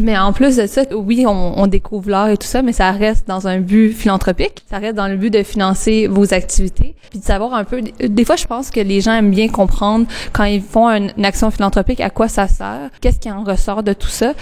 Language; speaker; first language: French; native; French